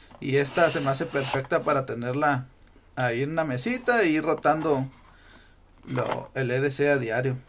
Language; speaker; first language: Spanish; native; Spanish